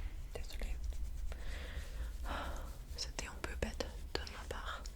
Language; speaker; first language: French; non-native, fluent; English